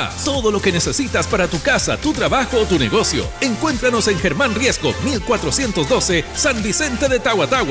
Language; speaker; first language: Spanish; native; Spanish